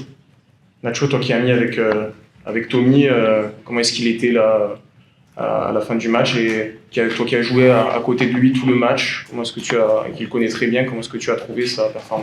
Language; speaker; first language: French; native; French